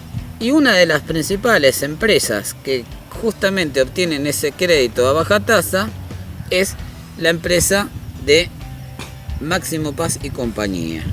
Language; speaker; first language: Spanish; native; Spanish